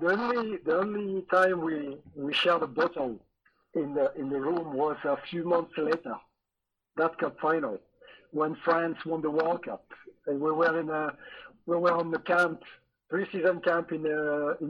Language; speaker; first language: English; non-native, fluent; French